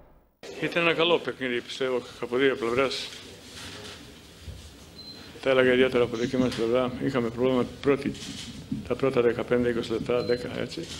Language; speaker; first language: Greek; non-native, fluent; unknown